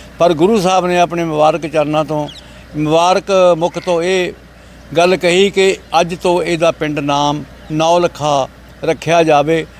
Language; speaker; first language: Punjabi; native; Punjabi